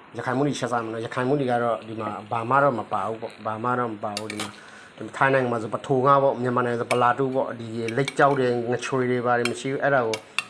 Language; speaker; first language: Burmese; non-native, local second language; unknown